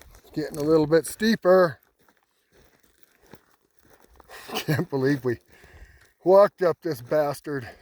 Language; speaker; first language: English; native; English